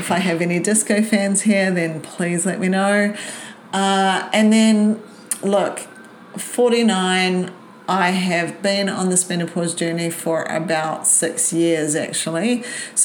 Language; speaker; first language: English; native; English